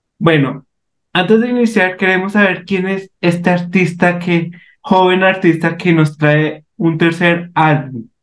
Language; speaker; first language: Spanish; native; Spanish